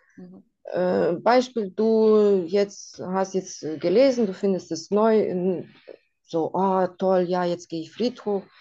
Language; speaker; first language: German; non-native, fluent; Russian